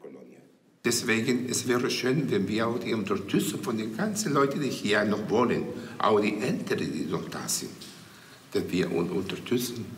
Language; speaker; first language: German; non-native, fluent; Spanish